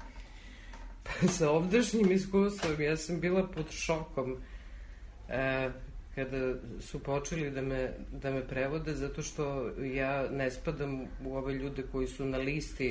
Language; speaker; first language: Serbian; native; Serbian